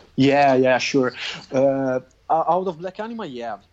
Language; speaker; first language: English; non-native, fluent; Italian